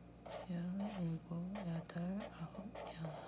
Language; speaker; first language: Korean; native; Korean